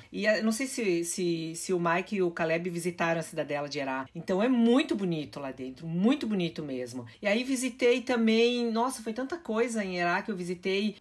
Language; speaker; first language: Portuguese; native; Portuguese